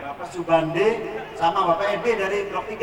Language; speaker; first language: Indonesian; non-native, local second language; Javanese